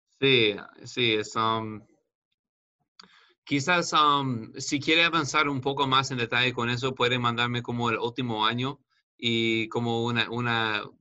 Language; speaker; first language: Spanish; non-native, fluent; English